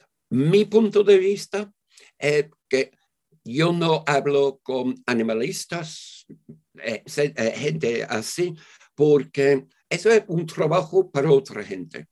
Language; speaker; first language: Spanish; non-native, fluent; English